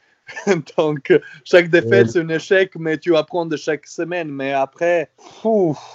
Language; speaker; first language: French; non-native, fluent; Serbian